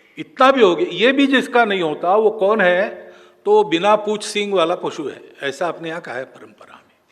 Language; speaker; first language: Hindi; non-native, local second language; Marathi